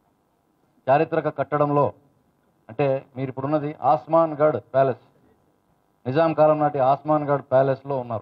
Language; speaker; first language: Telugu; native; Telugu